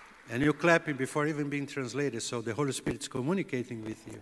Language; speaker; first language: English; non-native, fluent; Portuguese